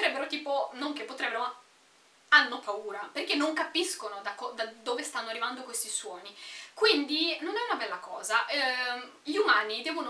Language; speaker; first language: Italian; native; Italian